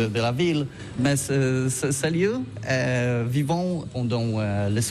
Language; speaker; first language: French; non-native, learner; Polish